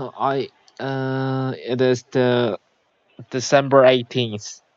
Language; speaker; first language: English; non-native, learner; Korean